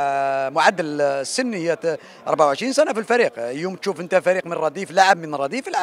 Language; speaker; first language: Arabic; native; Arabic